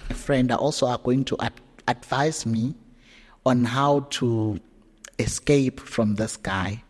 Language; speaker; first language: English; non-native, local second language; Zulu